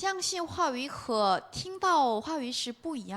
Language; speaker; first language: Chinese; non-native, learner; Korean